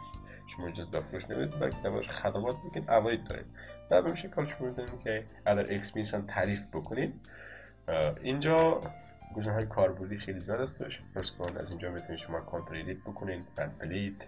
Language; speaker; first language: Persian; native; Persian